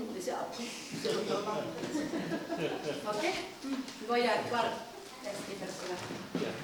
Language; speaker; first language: Spanish; non-native, learner; French